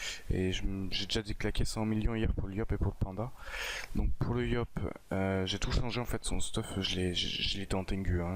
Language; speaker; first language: French; native; French